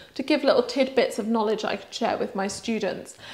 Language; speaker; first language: English; early bilingual, other home language; Swiss German